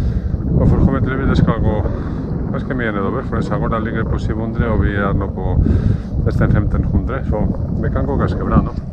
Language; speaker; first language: Norwegian; non-native, fluent; Spanish